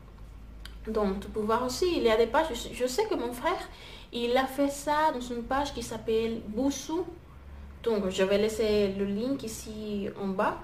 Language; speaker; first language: French; non-native, fluent; Spanish